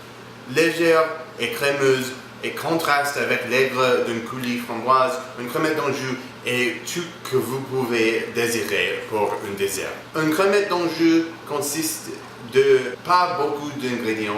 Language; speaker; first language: French; non-native, learner; English